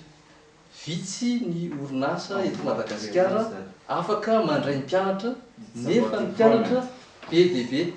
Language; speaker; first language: Malagasy; native; Malagasy